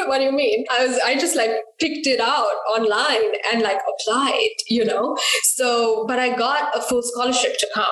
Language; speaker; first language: English; non-native, local second language; Sinhala